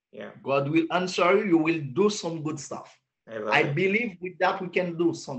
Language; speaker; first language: English; non-native, learner; Haitian Creole